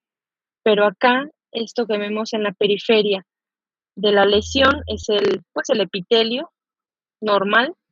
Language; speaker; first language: Spanish; native; Spanish